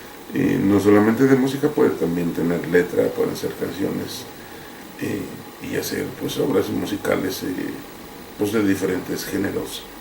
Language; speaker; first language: Spanish; native; Spanish